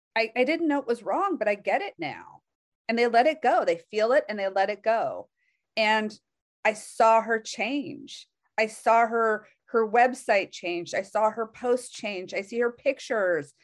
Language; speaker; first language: English; native; English